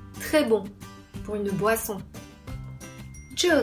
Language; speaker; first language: French; non-native, fluent; Chinese